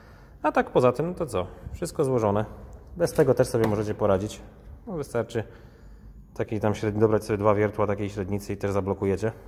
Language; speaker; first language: Polish; native; Polish